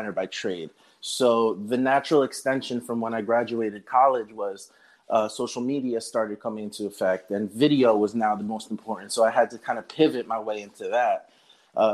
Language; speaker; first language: English; native; English